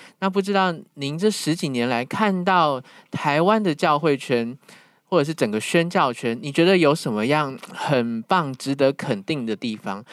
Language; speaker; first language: Chinese; native; Chinese